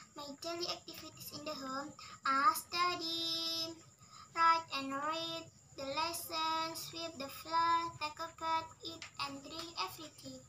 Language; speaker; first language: English; non-native, learner; Indonesian